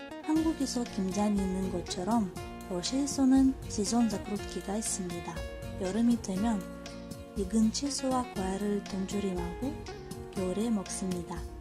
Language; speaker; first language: Korean; non-native, fluent; Russian